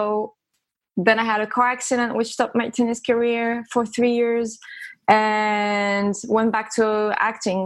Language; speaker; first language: English; early bilingual, other home language; French